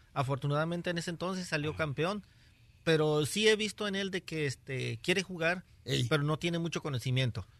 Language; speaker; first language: Spanish; native; Spanish